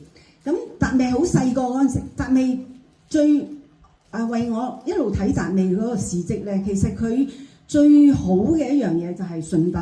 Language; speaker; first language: Cantonese; native; Cantonese